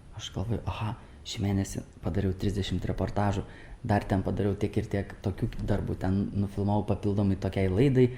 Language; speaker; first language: Lithuanian; native; Lithuanian